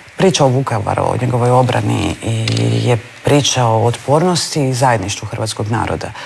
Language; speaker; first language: Croatian; native; Croatian